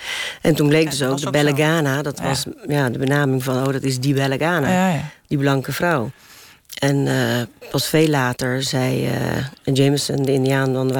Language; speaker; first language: Dutch; native; Dutch